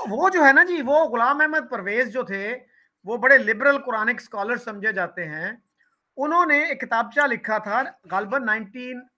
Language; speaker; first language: Urdu; non-native, local second language; Punjabi